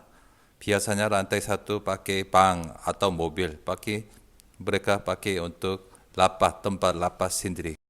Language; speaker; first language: Indonesian; non-native, learner; Korean